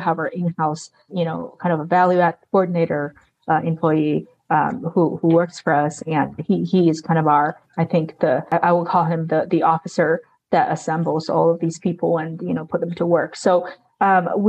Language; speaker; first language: English; non-native, fluent; Chinese